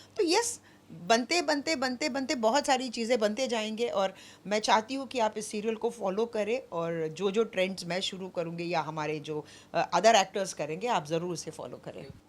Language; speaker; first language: Hindi; non-native, local second language; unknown